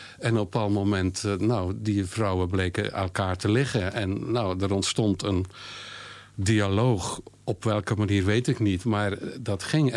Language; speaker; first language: Dutch; native; Dutch